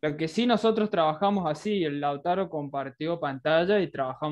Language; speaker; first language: Spanish; native; Spanish